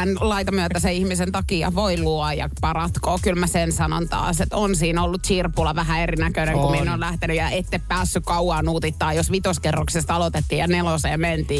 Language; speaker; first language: Finnish; native; Finnish